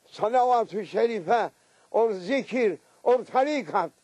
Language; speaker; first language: English; non-native, fluent; Turkish